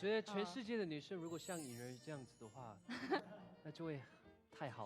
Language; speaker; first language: Chinese; non-native, fluent; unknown